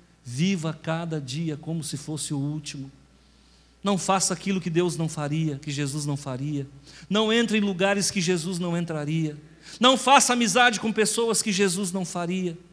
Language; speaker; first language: Portuguese; native; Portuguese